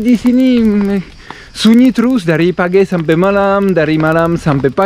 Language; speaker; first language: Indonesian; non-native, fluent; Croatian